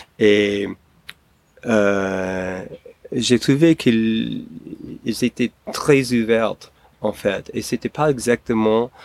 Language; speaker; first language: French; non-native, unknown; English